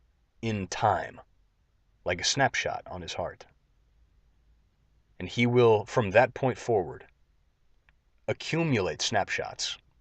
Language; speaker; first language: English; native; English